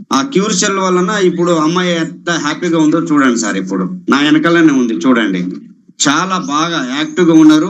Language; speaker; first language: Telugu; non-native, local second language; Lambadi